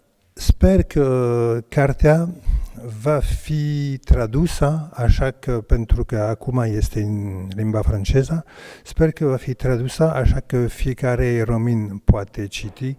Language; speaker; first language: Romanian; non-native, learner; French